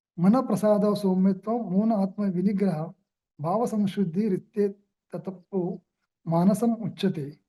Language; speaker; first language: Hindi; non-native, local second language; Marathi